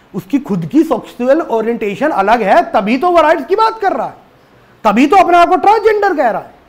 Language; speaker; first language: Hindi; native; Hindi